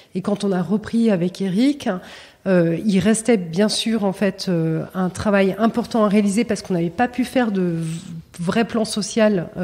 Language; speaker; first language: French; native; French